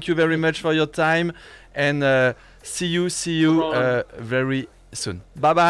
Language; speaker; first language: English; non-native, learner; French